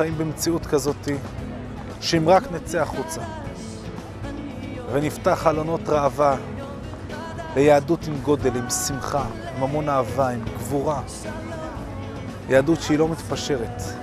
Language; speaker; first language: Hebrew; native; Hebrew